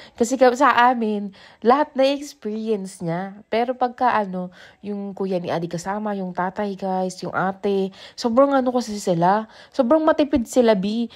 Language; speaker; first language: Filipino; native; Filipino